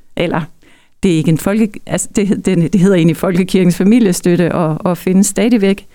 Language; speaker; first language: Danish; native; Danish